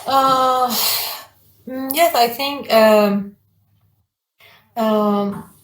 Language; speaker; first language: English; non-native, learner; Persian